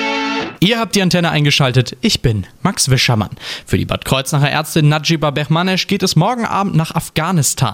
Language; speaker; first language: German; early bilingual, other home language; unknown